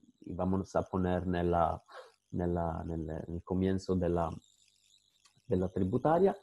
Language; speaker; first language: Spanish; non-native, fluent; Italian